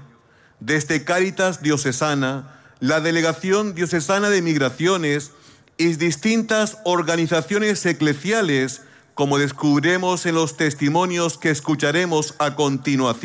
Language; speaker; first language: Spanish; native; Spanish